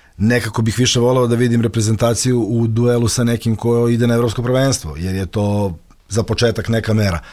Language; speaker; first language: Serbian; native; Serbian